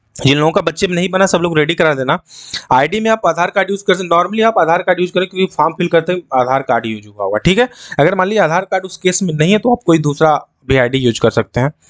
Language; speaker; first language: Hindi; native; Hindi